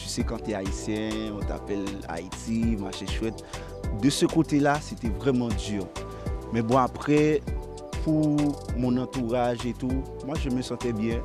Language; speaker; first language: French; non-native, local second language; Haitian Creole